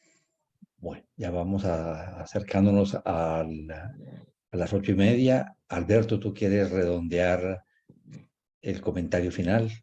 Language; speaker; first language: Spanish; native; Spanish